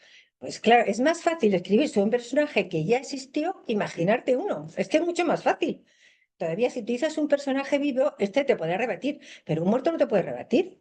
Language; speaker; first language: Spanish; native; Spanish